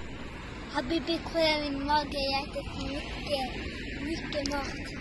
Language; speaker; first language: Swedish; non-native, learner; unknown